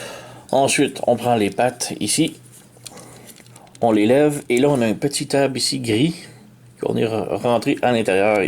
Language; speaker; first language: French; native; French